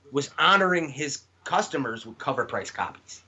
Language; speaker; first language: English; native; English